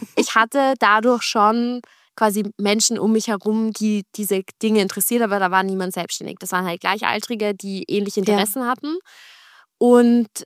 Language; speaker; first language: German; native; German